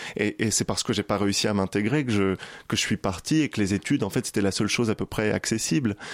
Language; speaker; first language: French; native; French